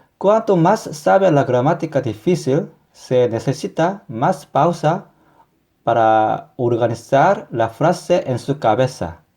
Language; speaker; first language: Spanish; non-native, fluent; Korean